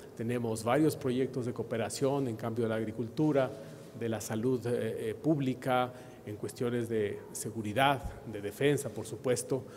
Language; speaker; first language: Spanish; native; Spanish